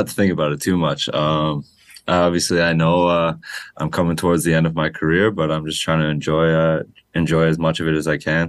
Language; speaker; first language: English; native; English